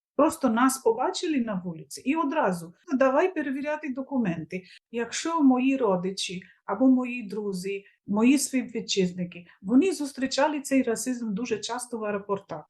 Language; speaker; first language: Ukrainian; non-native, fluent; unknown